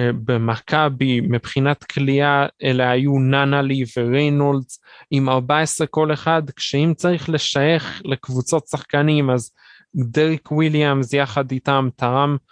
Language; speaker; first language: Hebrew; native; Hebrew